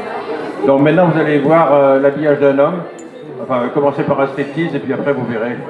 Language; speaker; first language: French; native; French